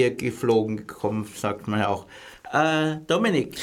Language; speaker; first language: German; native; German